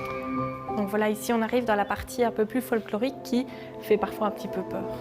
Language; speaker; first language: French; native; French